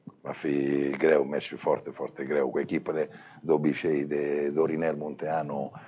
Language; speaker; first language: Romanian; non-native, fluent; Italian